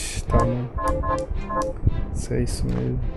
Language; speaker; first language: Portuguese; native; Portuguese